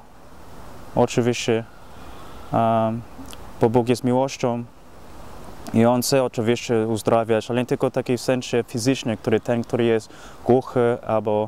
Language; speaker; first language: Polish; non-native, fluent; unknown